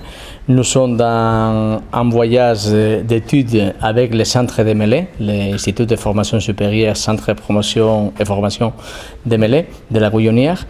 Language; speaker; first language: French; non-native, fluent; Spanish